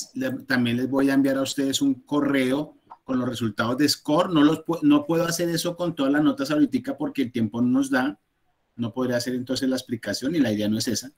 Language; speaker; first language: Spanish; native; Spanish